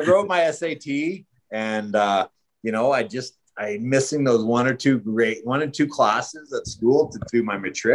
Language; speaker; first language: English; native; English